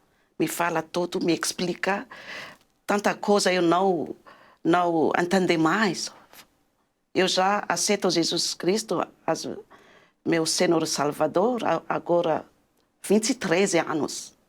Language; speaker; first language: Portuguese; non-native, learner; Malagasy